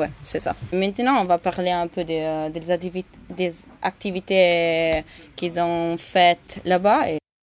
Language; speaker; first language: French; non-native, learner; Italian